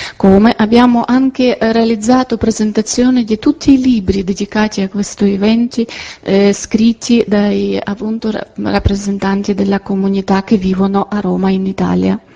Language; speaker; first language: Italian; non-native, fluent; Ukrainian